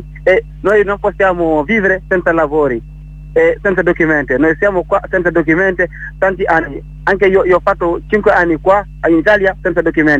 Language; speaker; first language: Italian; non-native, learner; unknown